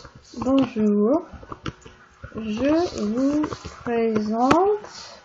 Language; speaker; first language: French; non-native, fluent; English